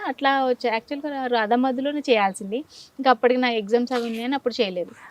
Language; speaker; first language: Telugu; native; Telugu